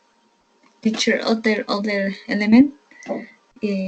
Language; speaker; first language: English; non-native, learner; Spanish